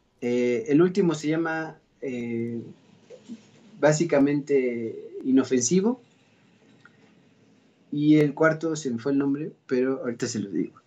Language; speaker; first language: Spanish; native; Spanish